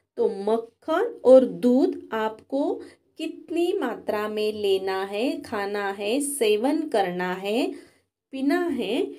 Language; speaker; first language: Hindi; non-native, local second language; Marathi